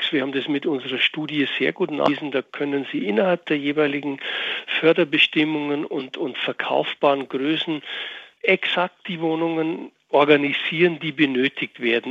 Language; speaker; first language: German; native; German